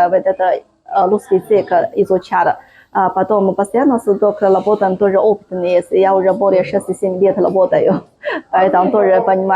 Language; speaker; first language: Russian; non-native, learner; Chinese